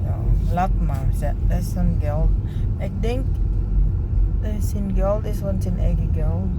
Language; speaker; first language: Dutch; non-native, learner; Filipino